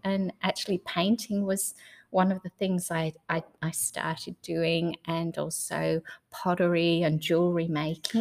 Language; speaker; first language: English; native; English